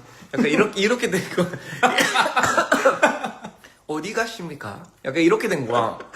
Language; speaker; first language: Korean; early bilingual, heritage; English